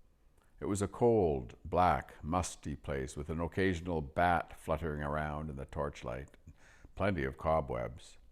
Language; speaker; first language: English; native; English